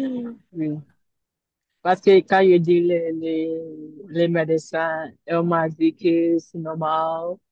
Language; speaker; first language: French; non-native, learner; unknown